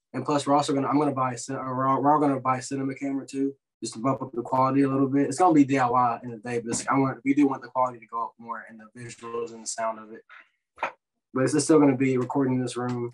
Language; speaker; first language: English; native; English